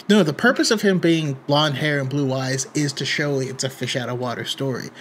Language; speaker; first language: English; native; English